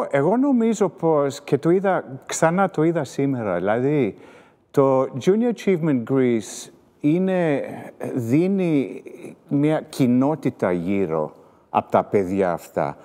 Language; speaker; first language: Greek; early bilingual, heritage; Greek